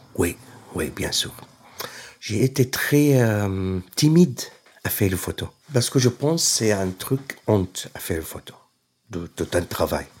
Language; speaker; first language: French; non-native, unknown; Arabic